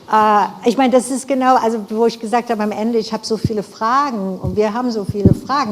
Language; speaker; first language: German; non-native, fluent; English